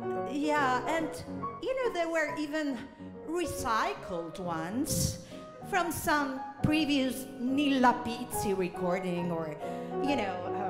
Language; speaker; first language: English; non-native, fluent; Italian